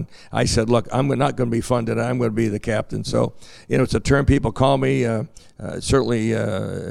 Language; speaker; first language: English; native; English